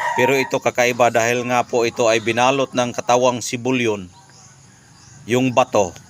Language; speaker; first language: Filipino; non-native, local second language; Cebuano